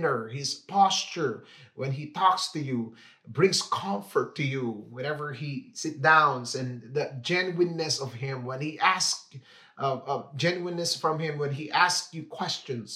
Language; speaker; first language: English; non-native, local second language; Filipino